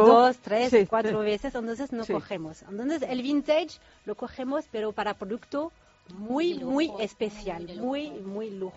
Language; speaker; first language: Spanish; non-native, learner; French